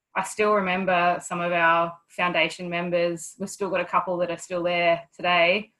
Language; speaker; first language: English; native; English